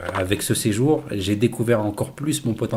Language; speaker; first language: French; native; French